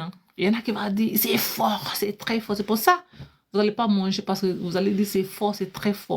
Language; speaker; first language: French; non-native, fluent; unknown